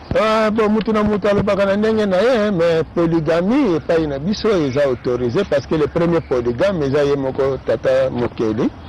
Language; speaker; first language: Lingala; non-native, local second language; Kongo